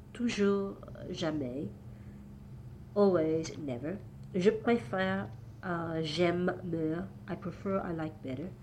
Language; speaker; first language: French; non-native, learner; English